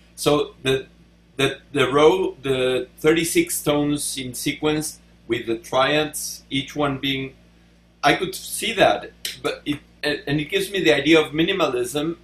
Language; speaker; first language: English; non-native, fluent; Spanish